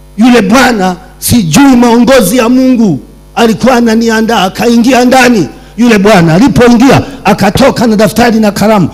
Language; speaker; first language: Swahili; non-native, local second language; Sukuma